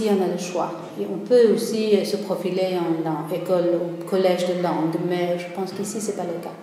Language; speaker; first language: French; non-native, fluent; Swedish